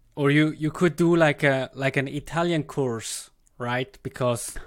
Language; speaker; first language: English; non-native, fluent; Swiss German